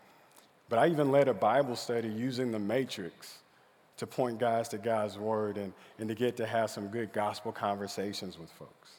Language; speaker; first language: English; native; English